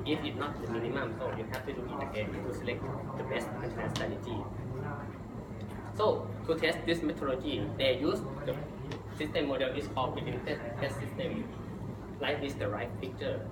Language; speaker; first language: English; non-native, learner; Thai